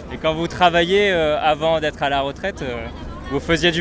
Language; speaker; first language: French; native; French